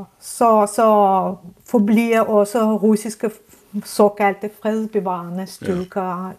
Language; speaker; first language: Danish; non-native, fluent; Azerbaijani